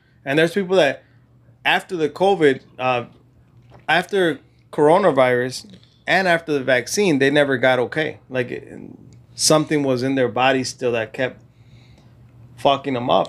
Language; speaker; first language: English; early bilingual, other home language; Spanish